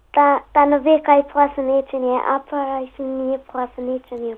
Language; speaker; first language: Slovenian; early bilingual, heritage; Slovenian